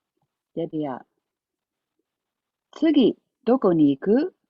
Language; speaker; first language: Japanese; non-native, fluent; English